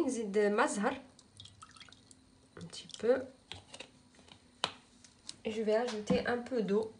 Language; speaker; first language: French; non-native, local second language; Arabic